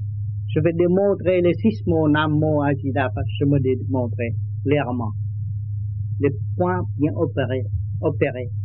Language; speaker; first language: French; non-native, learner; Vietnamese